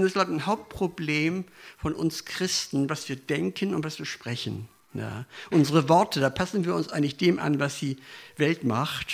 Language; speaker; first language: German; native; German